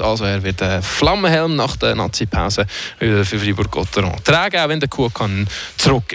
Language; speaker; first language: German; native; German